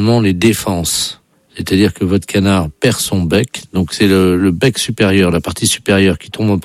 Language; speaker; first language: French; native; French